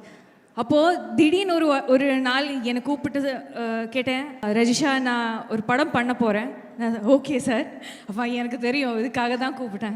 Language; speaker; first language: Tamil; non-native, learner; Malayalam